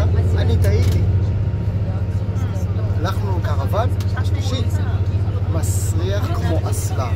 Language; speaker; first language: Hebrew; non-native, fluent; Japanese